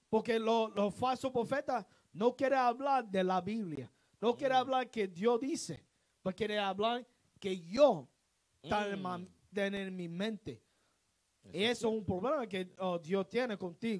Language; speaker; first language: Spanish; non-native, learner; English